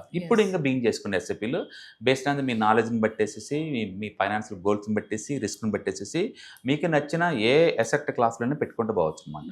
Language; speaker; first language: Telugu; native; Telugu